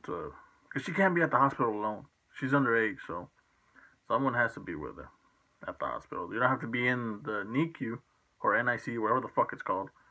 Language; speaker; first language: English; early bilingual, other home language; Spanish